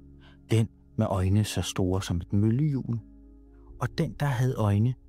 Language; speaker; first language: Danish; native; Danish